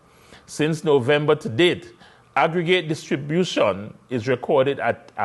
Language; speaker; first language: English; native; English